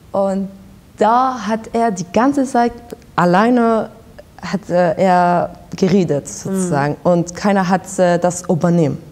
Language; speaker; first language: German; early bilingual, other home language; Persian